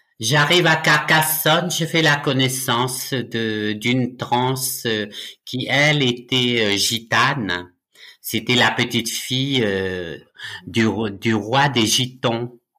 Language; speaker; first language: French; native; French